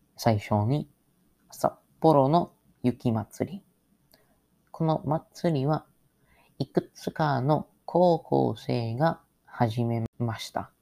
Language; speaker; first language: Japanese; non-native, learner; English